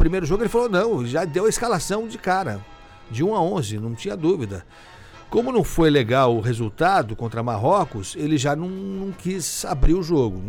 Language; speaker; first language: Portuguese; native; Portuguese